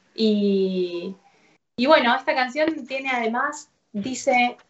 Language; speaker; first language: Spanish; native; Spanish